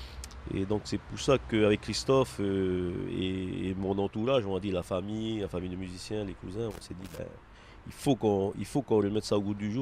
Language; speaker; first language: French; native; French